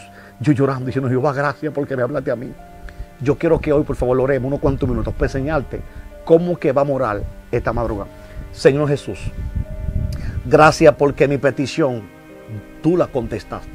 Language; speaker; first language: Spanish; native; Spanish